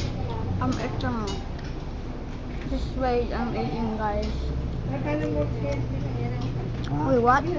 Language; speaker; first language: English; non-native, local second language; Filipino